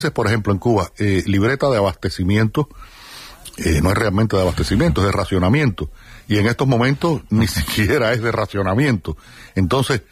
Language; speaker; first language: Spanish; native; Spanish